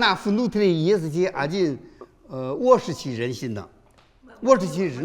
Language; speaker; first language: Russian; non-native, learner; Chinese